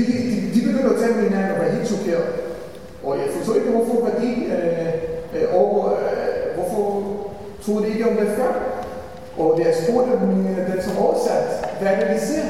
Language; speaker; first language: Danish; non-native, fluent; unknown